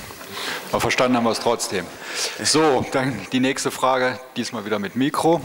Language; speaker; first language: German; native; German